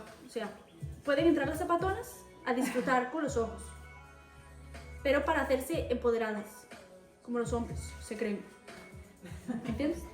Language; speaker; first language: Spanish; early bilingual, other home language; Portuguese